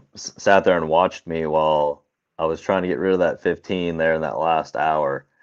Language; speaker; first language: English; native; English